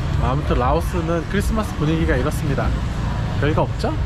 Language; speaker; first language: Korean; native; Korean